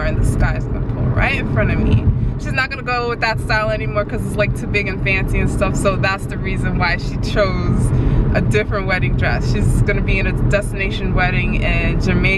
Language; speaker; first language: English; native; English